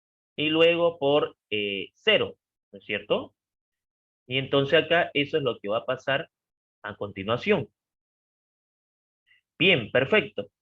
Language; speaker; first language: Spanish; native; Spanish